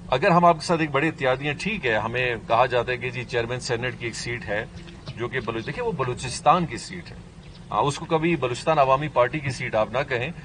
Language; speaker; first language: Urdu; non-native, local second language; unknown